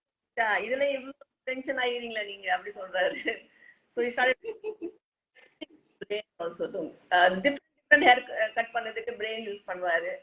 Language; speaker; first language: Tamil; non-native, local second language; Hindi